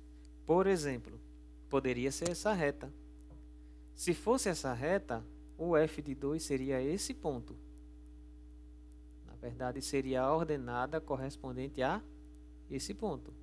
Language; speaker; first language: Portuguese; native; Portuguese